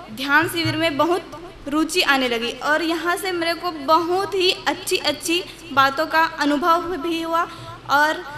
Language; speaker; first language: Hindi; native; Hindi